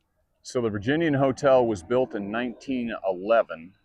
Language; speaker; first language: English; native; English